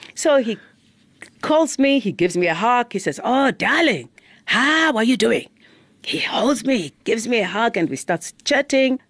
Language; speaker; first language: English; non-native, local second language; Zulu